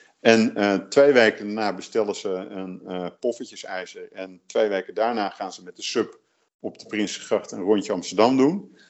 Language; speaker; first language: Dutch; native; Dutch